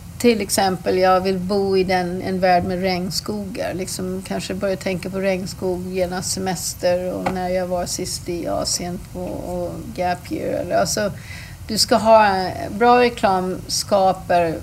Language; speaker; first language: Swedish; non-native, fluent; English